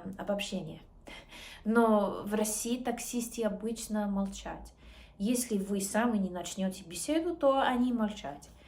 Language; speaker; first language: Russian; non-native, learner; English